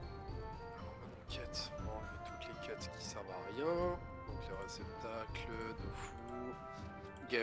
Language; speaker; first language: French; native; French